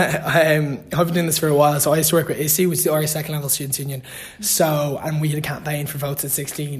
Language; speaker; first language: English; native; English